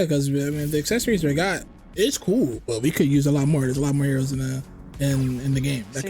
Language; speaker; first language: English; native; English